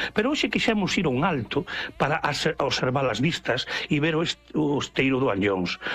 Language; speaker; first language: Galician; native; Galician